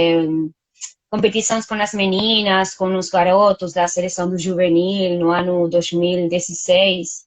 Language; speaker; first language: Portuguese; non-native, fluent; Spanish